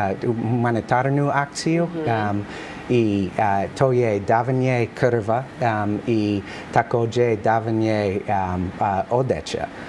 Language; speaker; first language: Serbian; non-native, learner; English